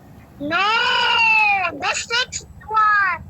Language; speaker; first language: English; non-native, local second language; Filipino